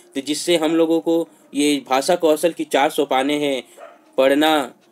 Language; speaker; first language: Hindi; non-native, local second language; Bhojpuri